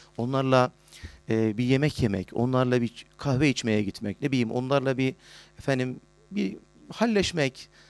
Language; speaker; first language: Turkish; native; Turkish